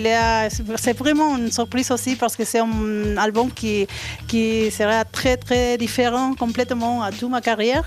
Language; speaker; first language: French; non-native, fluent; Spanish